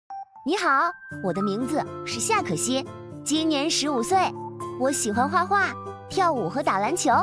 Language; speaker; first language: Chinese; early bilingual, heritage; Chinese